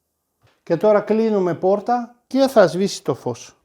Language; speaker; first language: Greek; non-native, fluent; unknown